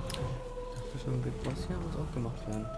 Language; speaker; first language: German; native; German